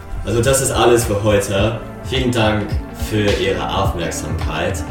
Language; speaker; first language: German; non-native, learner; English